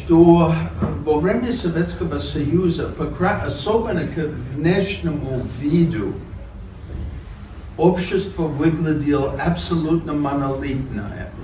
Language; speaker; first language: Russian; non-native, fluent; English